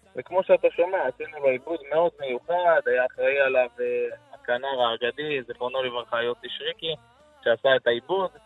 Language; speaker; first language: Hebrew; native; Hebrew